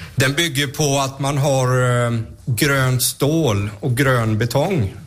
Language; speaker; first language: Swedish; native; Swedish